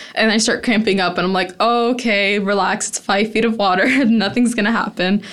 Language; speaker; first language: English; native; English